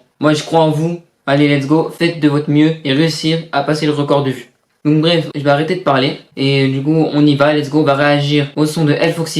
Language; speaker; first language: French; native; French